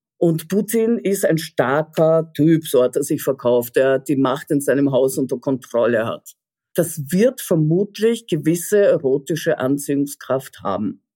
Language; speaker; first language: German; early bilingual, other home language; Russian